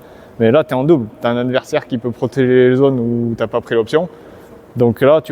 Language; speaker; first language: French; native; French